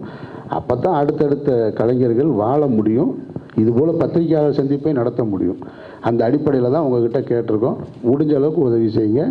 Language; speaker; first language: Tamil; native; Tamil